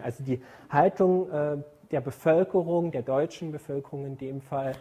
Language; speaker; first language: German; native; German